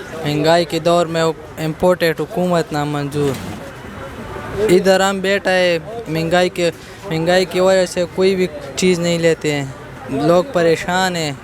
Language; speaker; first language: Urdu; non-native, local second language; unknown